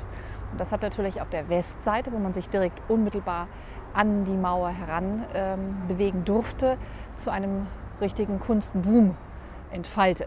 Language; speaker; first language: German; native; German